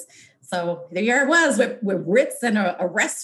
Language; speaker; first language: English; native; English